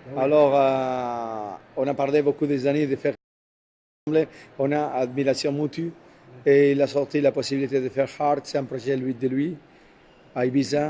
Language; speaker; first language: French; non-native, fluent; Spanish